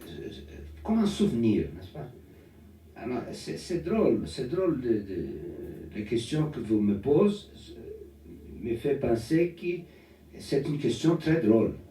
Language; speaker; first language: French; non-native, learner; Portuguese